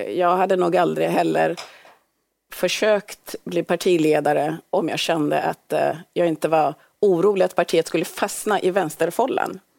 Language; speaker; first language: Swedish; early bilingual, other home language; Swahili